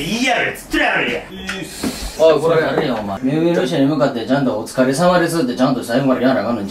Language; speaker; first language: Japanese; native; Japanese